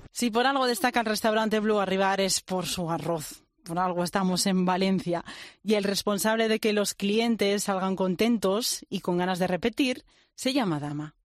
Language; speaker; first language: Spanish; native; Spanish